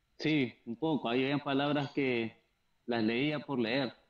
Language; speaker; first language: Spanish; native; Spanish